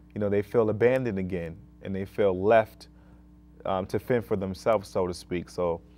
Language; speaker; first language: English; native; English